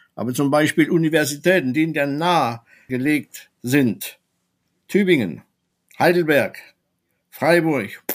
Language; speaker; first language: German; non-native, fluent; French